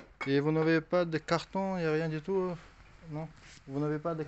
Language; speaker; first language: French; non-native, learner; Russian